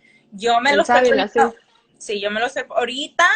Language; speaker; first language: Spanish; early bilingual, heritage; Spanish